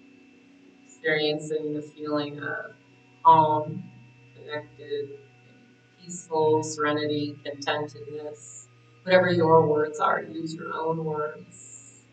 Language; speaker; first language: English; native; English